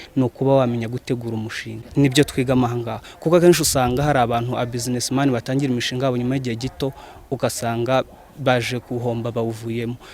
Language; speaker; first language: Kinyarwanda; native; Kinyarwanda